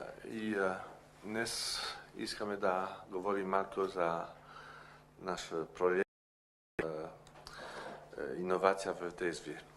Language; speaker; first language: Bulgarian; non-native, learner; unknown